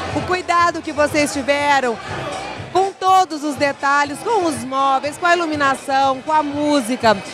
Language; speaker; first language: Portuguese; native; Portuguese